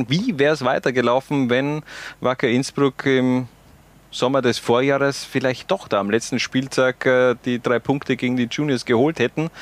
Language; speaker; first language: German; native; German